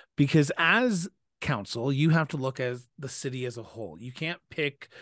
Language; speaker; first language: English; native; English